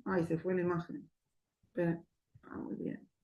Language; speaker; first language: Spanish; native; Spanish